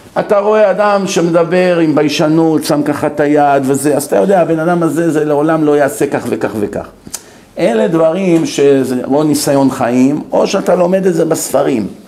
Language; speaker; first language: Hebrew; native; Hebrew